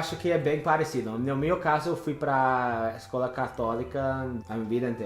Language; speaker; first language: Portuguese; non-native, fluent; English